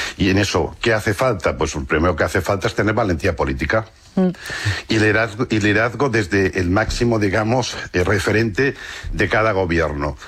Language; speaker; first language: Spanish; non-native, local second language; Catalan